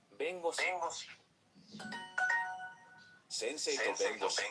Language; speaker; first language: Japanese; non-native, learner; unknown